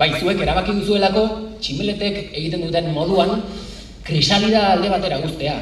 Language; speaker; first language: Basque; native; Basque